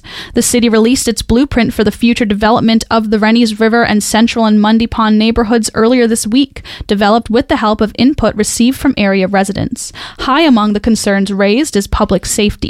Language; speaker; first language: English; native; English